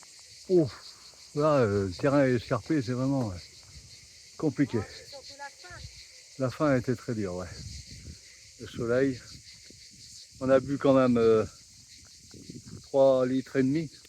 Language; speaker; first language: French; native; French